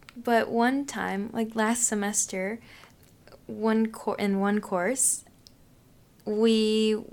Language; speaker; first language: English; non-native, fluent; Japanese